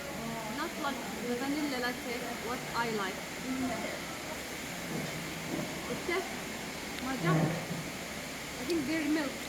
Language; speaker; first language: English; non-native, learner; Arabic